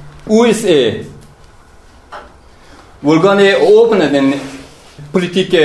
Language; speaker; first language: Danish; non-native, learner; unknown